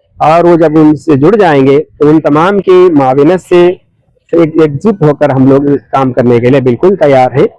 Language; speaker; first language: Urdu; native; Urdu